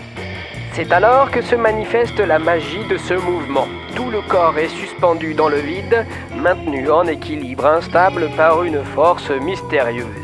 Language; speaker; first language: French; native; French